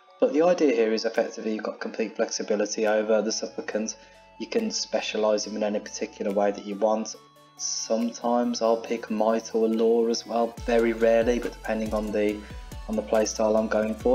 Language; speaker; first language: English; native; English